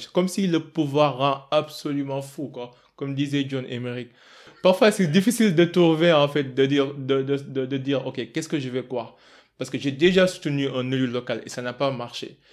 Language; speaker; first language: French; non-native, local second language; Wolof